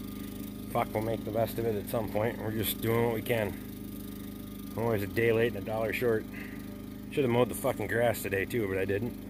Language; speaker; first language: English; native; English